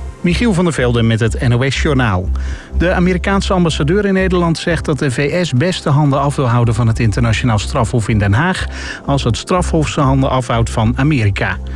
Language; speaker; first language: Dutch; native; Dutch